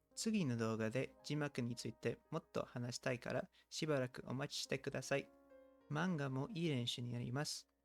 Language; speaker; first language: Japanese; non-native, learner; English